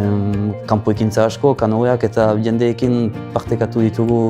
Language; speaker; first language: Basque; non-native, local second language; French